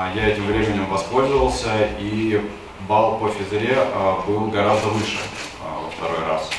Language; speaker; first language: Russian; native; Russian